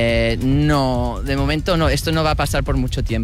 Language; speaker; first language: Spanish; early bilingual, heritage; Spanish